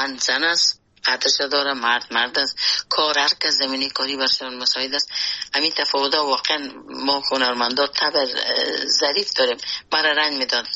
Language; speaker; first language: Persian; native; Persian